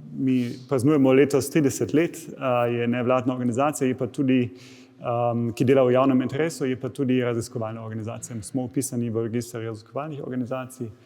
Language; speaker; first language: Slovenian; non-native, fluent; German